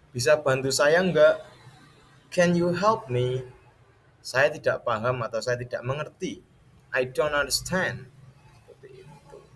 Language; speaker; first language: Indonesian; native; Indonesian